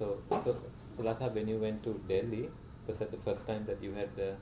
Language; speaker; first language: English; non-native, fluent; Sinhala